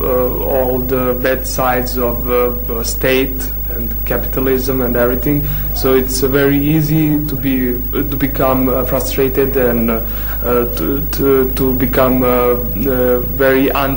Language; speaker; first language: English; non-native, fluent; Serbian